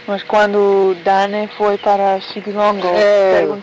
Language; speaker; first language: Portuguese; non-native, fluent; English